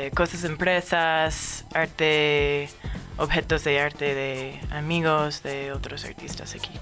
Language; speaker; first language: Spanish; non-native, fluent; English